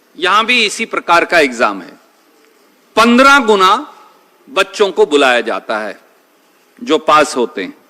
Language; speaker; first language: Hindi; native; Hindi